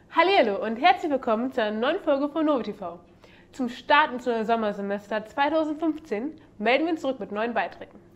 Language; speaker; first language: German; native; German